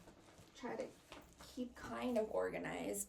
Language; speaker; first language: English; native; English